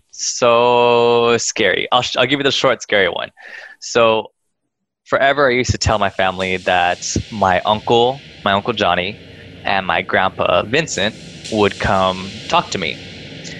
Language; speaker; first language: English; native; English